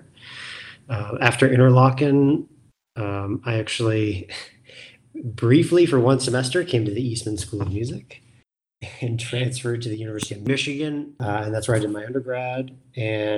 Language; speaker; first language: English; native; English